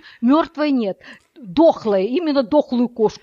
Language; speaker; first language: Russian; early bilingual, heritage; Russian